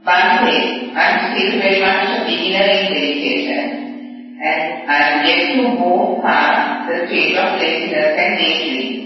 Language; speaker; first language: English; non-native, local second language; Sinhala